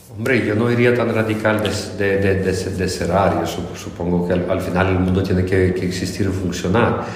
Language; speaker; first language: Spanish; non-native, fluent; Russian